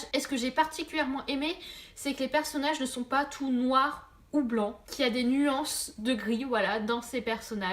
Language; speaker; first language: French; native; French